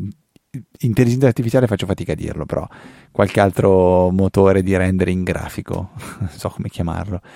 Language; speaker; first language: Italian; native; Italian